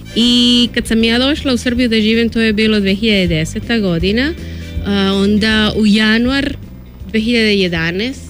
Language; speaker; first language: Serbian; non-native, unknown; Spanish